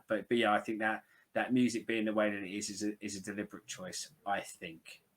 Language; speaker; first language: English; native; English